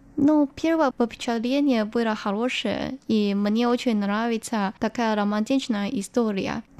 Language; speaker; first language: Russian; non-native, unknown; Chinese